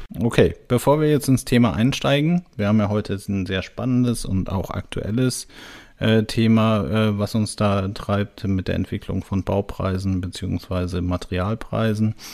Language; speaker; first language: German; native; German